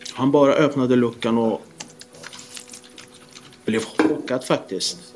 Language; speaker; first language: Swedish; non-native, fluent; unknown